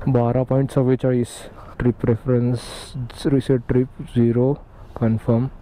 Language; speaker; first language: Hindi; non-native, local second language; Telugu